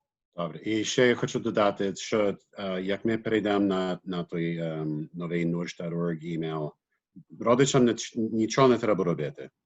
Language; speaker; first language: Ukrainian; early bilingual, heritage; Ukrainian